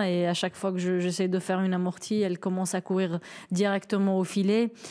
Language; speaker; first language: French; non-native, local second language; Arabic